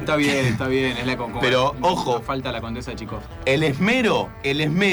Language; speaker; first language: Spanish; native; Spanish